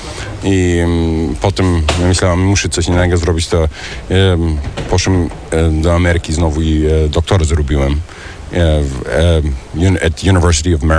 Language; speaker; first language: Polish; early bilingual, heritage; German